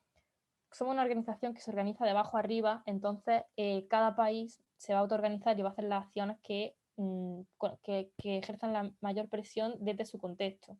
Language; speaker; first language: Spanish; native; Spanish